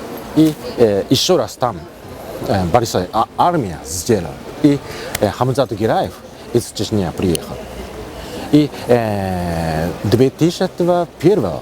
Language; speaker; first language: Russian; non-native, learner; Japanese